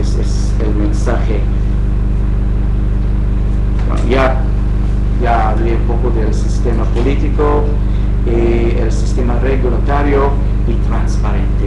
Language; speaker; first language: Spanish; non-native, fluent; English